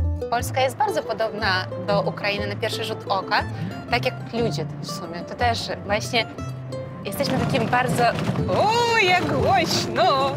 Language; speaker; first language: Polish; non-native, fluent; Russian